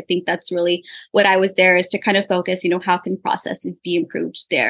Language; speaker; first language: English; early bilingual, other home language; Spanish